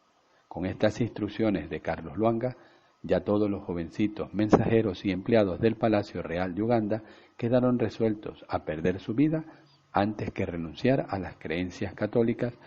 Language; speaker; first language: Spanish; native; Spanish